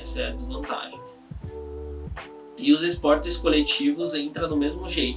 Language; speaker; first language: Portuguese; native; Portuguese